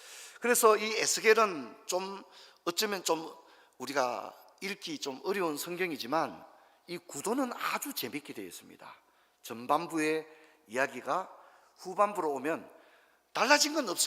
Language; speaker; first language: Korean; native; Korean